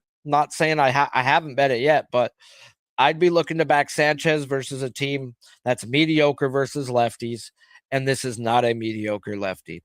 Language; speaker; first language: English; native; English